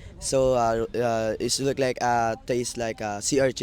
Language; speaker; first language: English; non-native, local second language; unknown